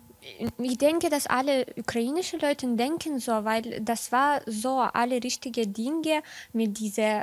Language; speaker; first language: German; non-native, learner; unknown